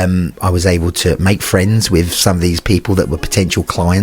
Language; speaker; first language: English; native; English